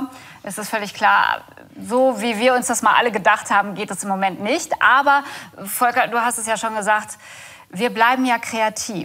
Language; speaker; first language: German; native; German